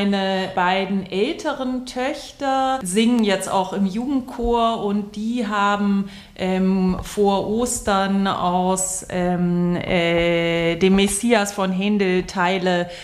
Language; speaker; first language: German; native; German